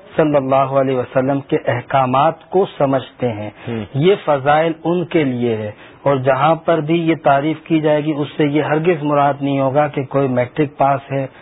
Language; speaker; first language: Urdu; native; Urdu